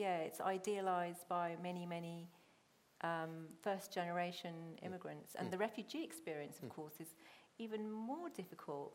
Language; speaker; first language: English; non-native, local second language; Punjabi